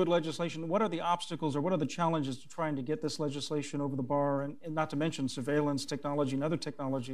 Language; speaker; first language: English; native; English